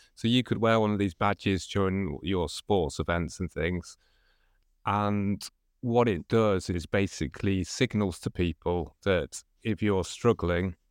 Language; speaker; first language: English; native; English